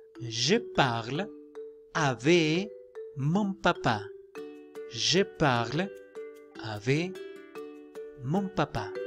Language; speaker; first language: French; non-native, learner; Spanish